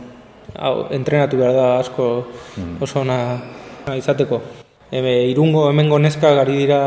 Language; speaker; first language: Basque; non-native, local second language; Spanish